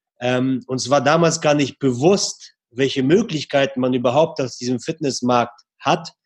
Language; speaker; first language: German; early bilingual, other home language; Russian